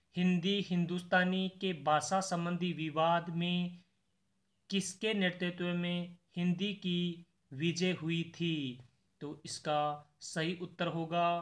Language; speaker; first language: Hindi; native; Hindi